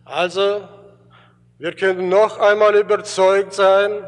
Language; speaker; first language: German; early bilingual, heritage; German